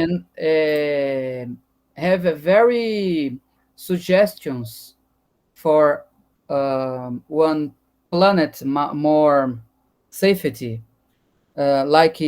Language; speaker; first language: English; non-native, learner; Portuguese